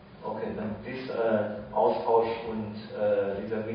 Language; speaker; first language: German; non-native, fluent; Chinese